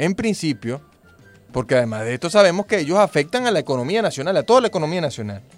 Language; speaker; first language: Spanish; native; Spanish